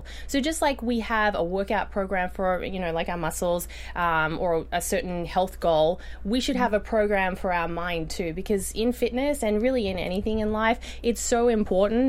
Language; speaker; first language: English; native; English